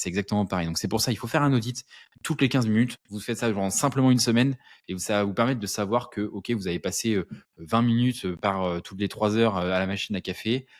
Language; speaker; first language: French; native; French